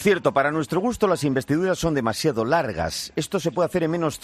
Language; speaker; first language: Spanish; native; Spanish